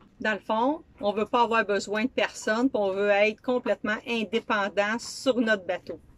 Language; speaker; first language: French; native; French